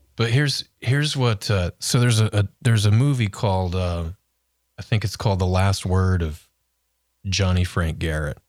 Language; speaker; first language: English; native; English